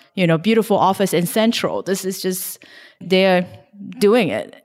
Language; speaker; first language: English; non-native, local second language; Cantonese